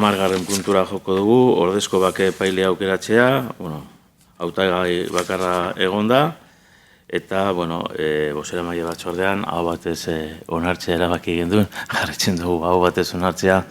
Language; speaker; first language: Basque; native; Basque